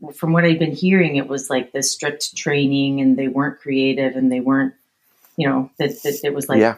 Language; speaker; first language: English; native; English